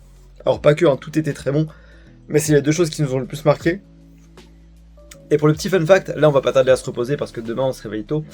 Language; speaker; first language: French; native; French